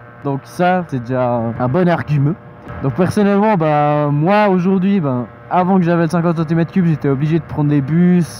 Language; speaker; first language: French; native; French